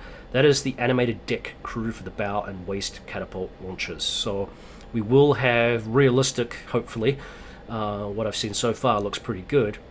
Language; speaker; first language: English; native; English